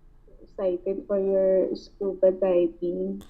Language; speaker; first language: English; non-native, learner; Filipino